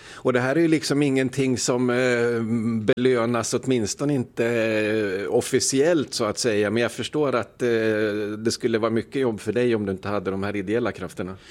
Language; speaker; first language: Swedish; native; Swedish